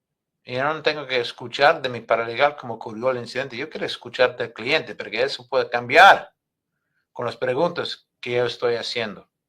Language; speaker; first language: Spanish; non-native, fluent; English